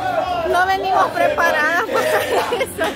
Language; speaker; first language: Spanish; native; Spanish